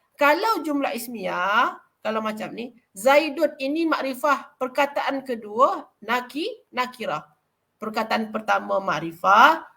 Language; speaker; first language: Malay; native; Malay